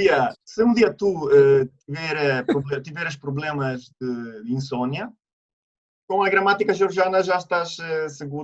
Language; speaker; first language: Portuguese; non-native, fluent; Italian